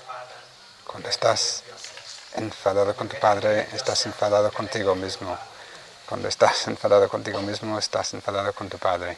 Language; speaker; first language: Spanish; non-native, fluent; Vietnamese